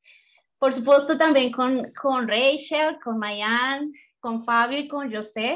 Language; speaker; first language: Portuguese; non-native, fluent; Spanish